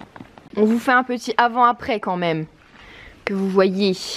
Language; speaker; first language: French; native; French